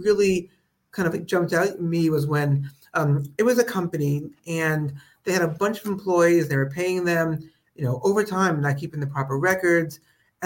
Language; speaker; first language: English; native; English